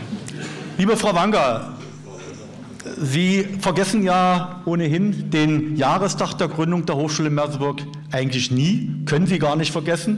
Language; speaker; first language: German; native; German